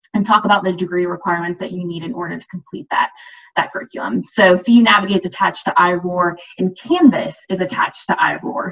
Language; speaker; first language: English; native; English